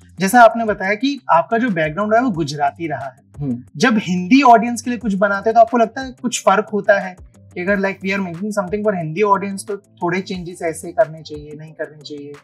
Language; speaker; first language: Hindi; native; Hindi